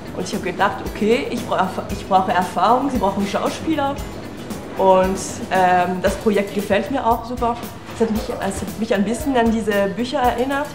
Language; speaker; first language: German; non-native, fluent; French